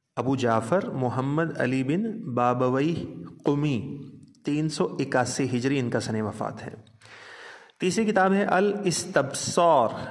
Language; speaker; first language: Urdu; non-native, local second language; Punjabi